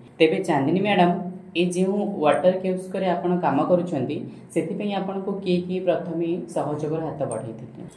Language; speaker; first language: Odia; native; Odia